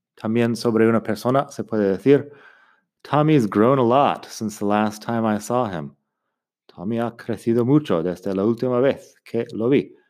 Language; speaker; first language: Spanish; non-native, fluent; English